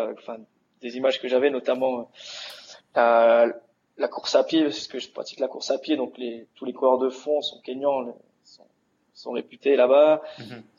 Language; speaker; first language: French; native; French